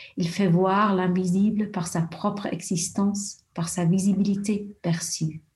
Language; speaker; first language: French; non-native, local second language; German